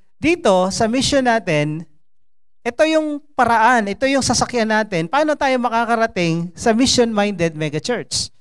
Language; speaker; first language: Filipino; non-native, local second language; Cebuano